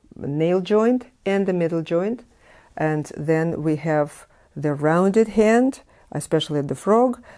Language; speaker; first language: English; non-native, fluent; Russian